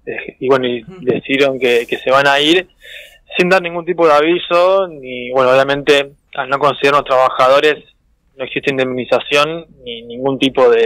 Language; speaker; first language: Spanish; native; Spanish